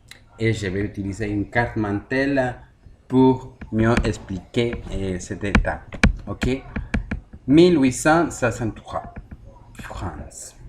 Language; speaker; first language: French; non-native, learner; Spanish